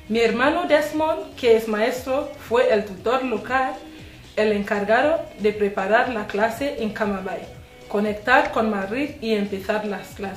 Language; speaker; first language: Spanish; non-native, fluent; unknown